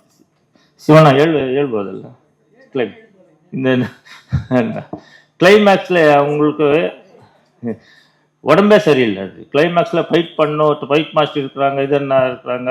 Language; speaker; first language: Tamil; non-native, learner; Kannada